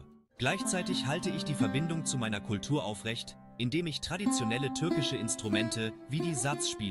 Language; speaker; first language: German; non-native, learner; Turkish